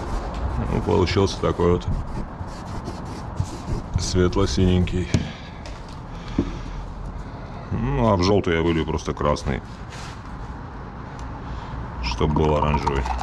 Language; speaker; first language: Russian; native; Russian